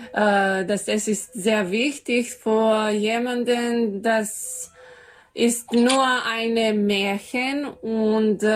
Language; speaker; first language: German; non-native, learner; Serbian